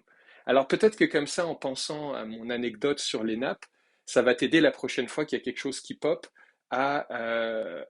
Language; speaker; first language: French; native; French